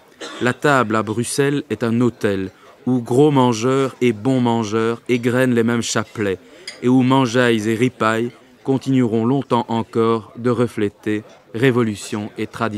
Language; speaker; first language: French; native; French